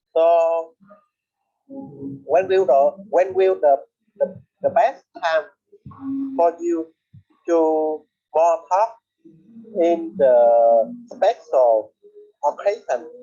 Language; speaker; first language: English; non-native, learner; Vietnamese